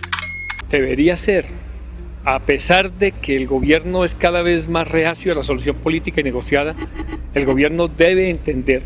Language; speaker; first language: Spanish; native; Spanish